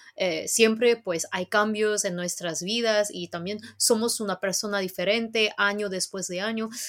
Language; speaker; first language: Spanish; non-native, fluent; Cantonese